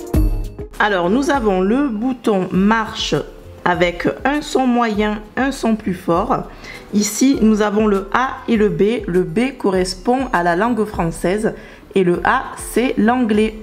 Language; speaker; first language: French; native; French